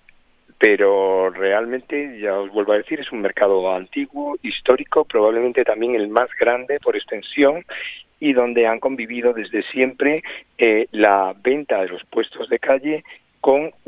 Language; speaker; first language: Spanish; native; Spanish